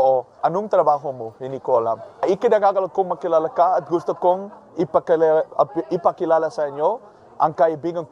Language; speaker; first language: Filipino; non-native, learner; Dutch